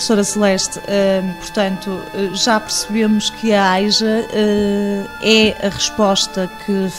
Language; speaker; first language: Portuguese; native; Portuguese